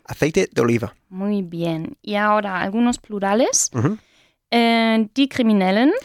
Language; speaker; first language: German; non-native, fluent; Spanish